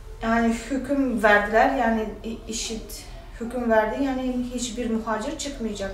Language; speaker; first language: Turkish; non-native, fluent; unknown